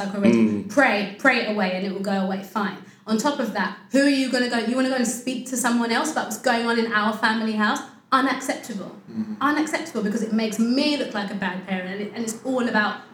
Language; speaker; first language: English; native; English